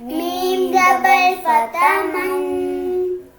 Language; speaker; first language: Arabic; non-native, learner; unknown